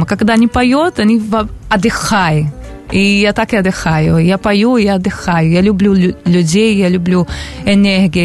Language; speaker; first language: Russian; non-native, learner; Portuguese